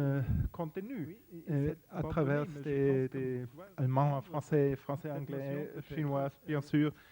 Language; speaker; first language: French; non-native, fluent; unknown